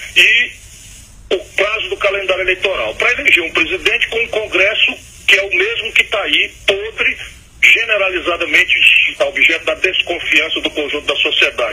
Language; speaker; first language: Portuguese; native; Portuguese